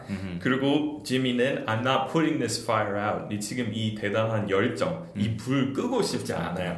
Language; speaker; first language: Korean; non-native, fluent; English